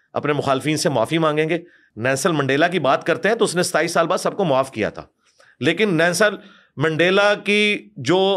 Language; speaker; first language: Urdu; non-native, local second language; Punjabi